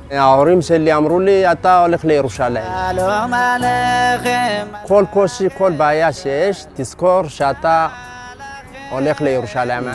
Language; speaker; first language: Hebrew; non-native, fluent; Amharic